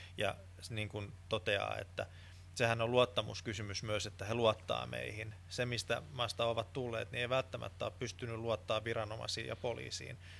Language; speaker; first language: Finnish; non-native, local second language; Swedish